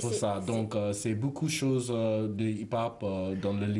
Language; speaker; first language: French; non-native, learner; English